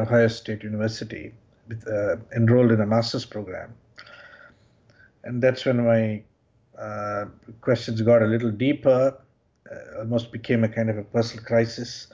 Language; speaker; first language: English; non-native, local second language; Tamil